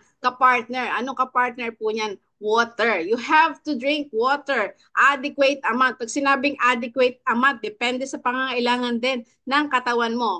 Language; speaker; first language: Filipino; native; Filipino